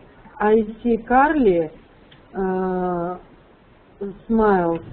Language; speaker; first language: English; non-native, learner; Russian